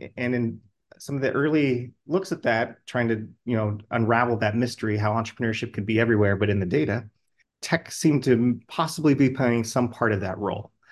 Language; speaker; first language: English; native; English